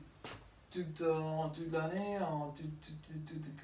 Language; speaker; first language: French; non-native, learner; Spanish